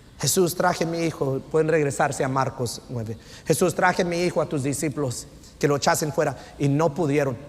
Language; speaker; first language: Spanish; non-native, fluent; English